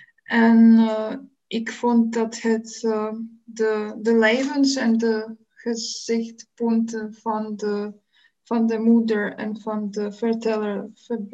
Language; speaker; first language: Dutch; non-native, learner; Czech